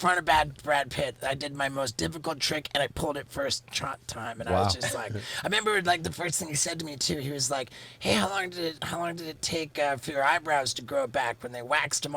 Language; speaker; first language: English; native; English